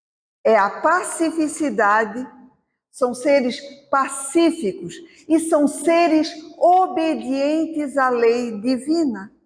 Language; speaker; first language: Portuguese; native; Portuguese